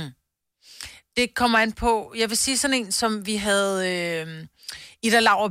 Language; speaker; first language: Danish; native; Danish